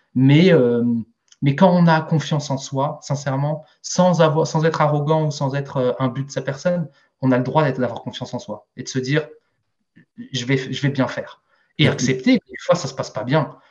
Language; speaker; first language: French; native; French